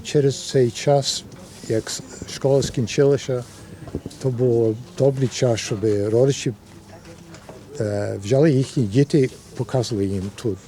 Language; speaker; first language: Ukrainian; early bilingual, heritage; Ukrainian